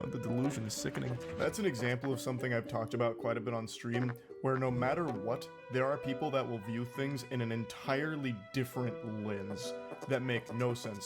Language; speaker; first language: English; native; English